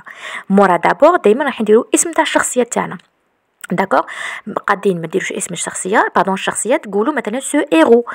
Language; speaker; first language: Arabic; native; Arabic